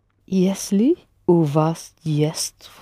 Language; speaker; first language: Russian; non-native, learner; English